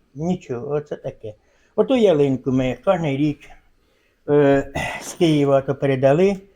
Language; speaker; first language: Ukrainian; native; Ukrainian